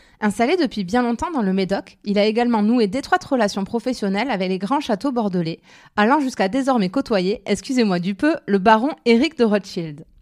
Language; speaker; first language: French; native; French